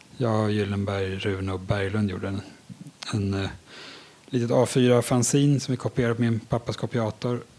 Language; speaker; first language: Swedish; native; Swedish